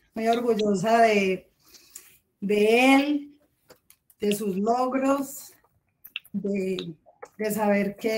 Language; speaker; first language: Spanish; native; Spanish